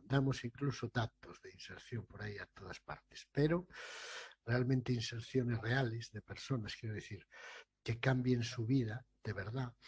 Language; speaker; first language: Spanish; non-native, local second language; Galician